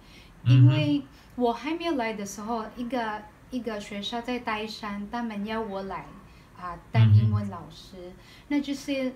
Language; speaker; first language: Chinese; non-native, learner; Filipino